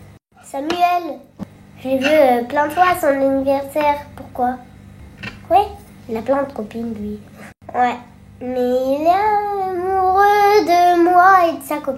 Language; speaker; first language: French; native; French